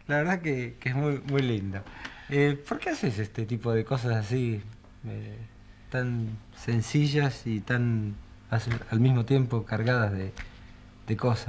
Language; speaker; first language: Spanish; native; Spanish